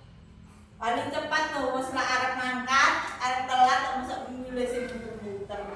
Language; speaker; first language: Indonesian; non-native, local second language; Javanese